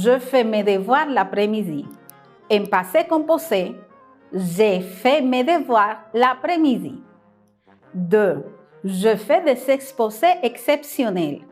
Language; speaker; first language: French; non-native, fluent; Spanish